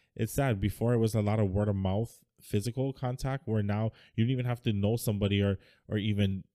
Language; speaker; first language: English; native; English